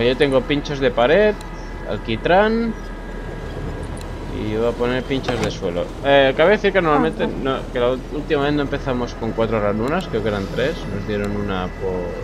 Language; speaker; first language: Spanish; native; Spanish